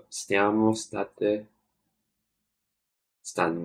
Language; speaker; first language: Italian; non-native, learner; English